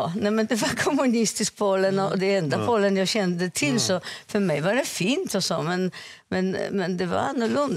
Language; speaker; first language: Swedish; non-native, fluent; Polish